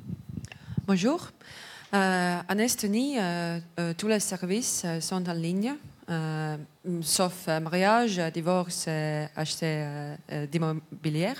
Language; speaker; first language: French; non-native, learner; Estonian